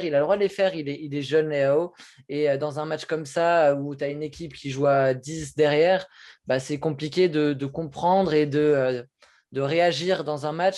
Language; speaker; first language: French; native; French